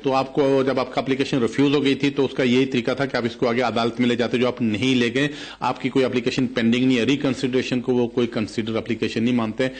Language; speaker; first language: Urdu; native; Urdu